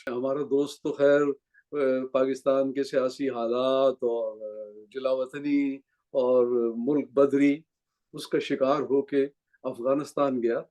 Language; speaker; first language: Urdu; native; Urdu